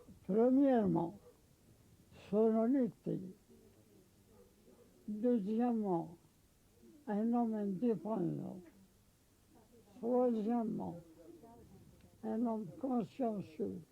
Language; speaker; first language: French; non-native, local second language; Arabic